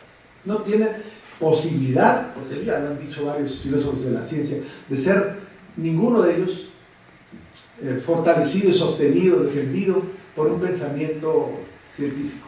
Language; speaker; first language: Spanish; native; Spanish